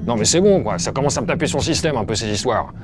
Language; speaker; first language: French; native; French